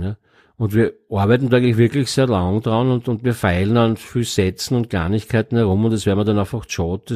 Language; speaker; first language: German; native; German